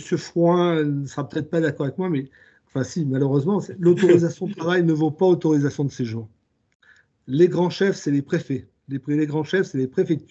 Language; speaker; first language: French; native; French